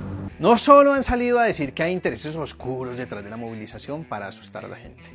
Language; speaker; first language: Spanish; native; Spanish